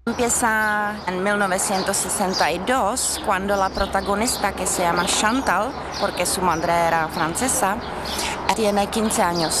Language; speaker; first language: Spanish; non-native, fluent; Czech